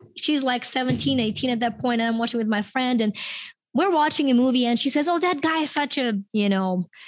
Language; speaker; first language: English; non-native, fluent; Ukrainian